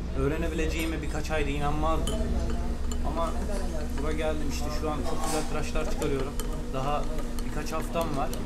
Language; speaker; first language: Turkish; native; Turkish